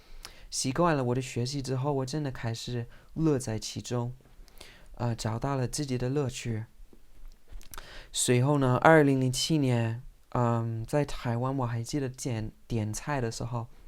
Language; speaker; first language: Chinese; non-native, fluent; English